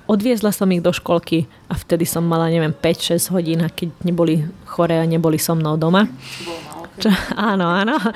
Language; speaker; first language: Slovak; non-native, local second language; Hungarian